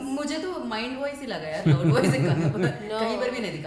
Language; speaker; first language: Hindi; non-native, local second language; Telugu